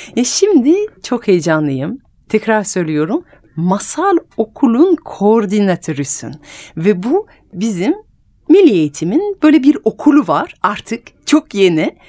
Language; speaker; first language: Turkish; non-native, fluent; French